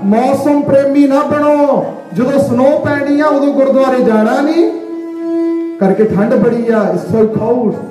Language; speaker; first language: Punjabi; early bilingual, heritage; Punjabi